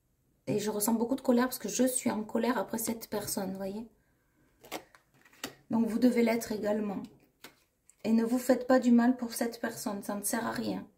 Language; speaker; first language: French; native; French